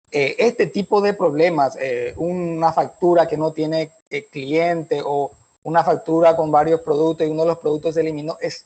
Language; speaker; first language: Spanish; native; Spanish